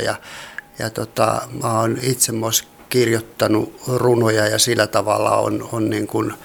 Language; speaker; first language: Finnish; native; Finnish